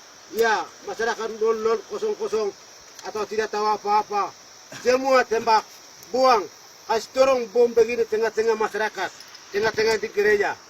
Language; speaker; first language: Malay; non-native, local second language; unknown